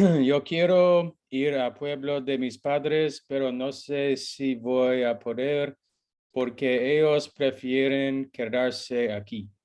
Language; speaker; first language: Spanish; non-native, learner; English